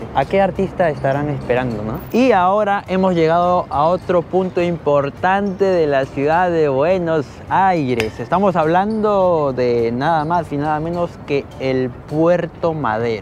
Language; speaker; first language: Spanish; native; Spanish